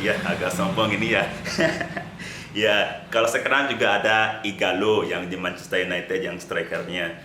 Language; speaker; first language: Indonesian; non-native, fluent; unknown